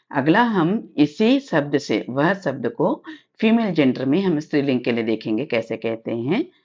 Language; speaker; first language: Hindi; non-native, local second language; Tamil